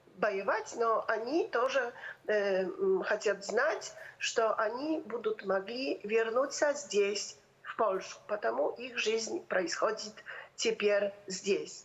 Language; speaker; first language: Russian; non-native, fluent; Polish